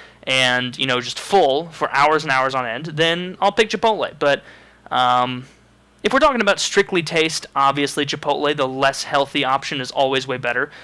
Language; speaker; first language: English; native; English